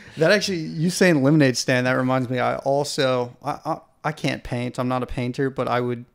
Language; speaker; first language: English; native; English